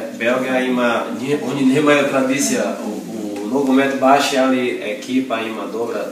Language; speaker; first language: Croatian; non-native, learner; Portuguese